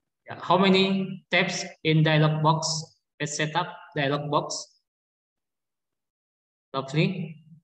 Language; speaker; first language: English; non-native, learner; Indonesian